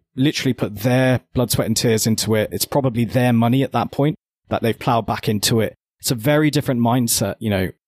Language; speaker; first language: English; native; English